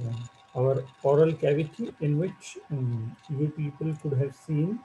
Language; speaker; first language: English; non-native, local second language; Marathi